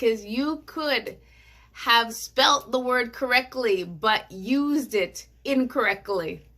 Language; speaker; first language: English; native; English